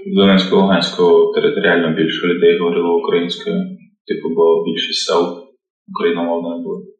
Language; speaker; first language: Ukrainian; non-native, local second language; Russian